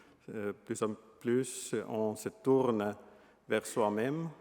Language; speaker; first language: French; non-native, fluent; Estonian